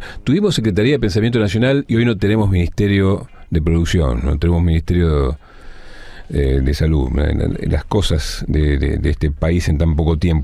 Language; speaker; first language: Spanish; native; Spanish